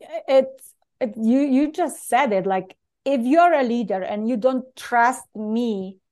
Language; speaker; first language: English; non-native, fluent; Polish